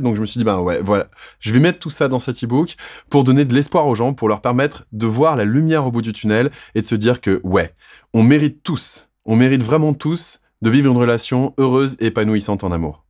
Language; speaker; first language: French; native; French